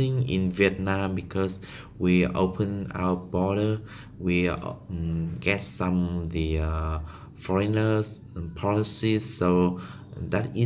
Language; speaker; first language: English; non-native, learner; Vietnamese